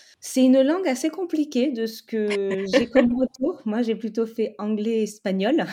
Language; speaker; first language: French; native; French